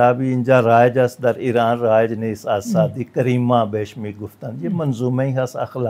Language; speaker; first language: Persian; non-native, fluent; Punjabi